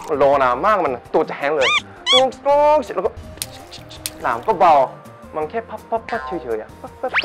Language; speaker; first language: Thai; non-native, fluent; Japanese